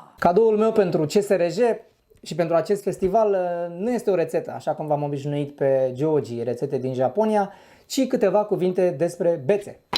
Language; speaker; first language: Romanian; native; Romanian